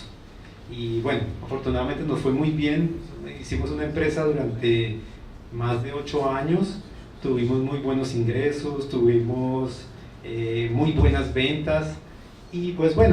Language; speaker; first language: Spanish; native; Spanish